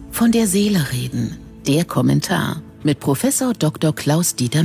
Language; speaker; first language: German; native; German